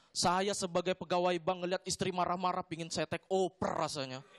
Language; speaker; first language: Indonesian; native; Indonesian